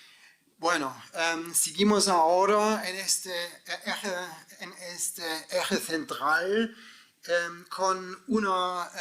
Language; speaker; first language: Spanish; non-native, fluent; German